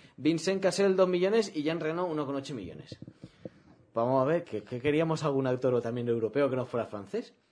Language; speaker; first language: Spanish; native; Spanish